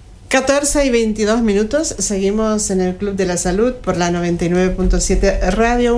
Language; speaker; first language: Spanish; native; Spanish